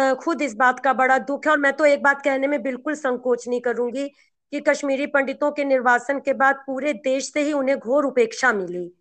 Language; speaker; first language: Hindi; native; Hindi